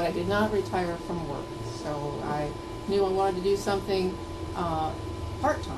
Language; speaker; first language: English; native; English